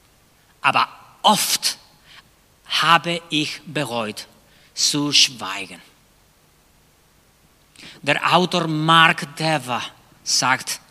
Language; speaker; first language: German; non-native, fluent; Spanish